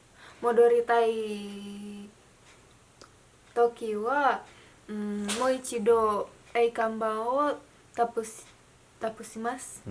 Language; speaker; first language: Japanese; non-native, learner; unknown